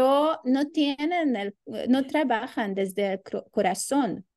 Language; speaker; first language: Spanish; non-native, learner; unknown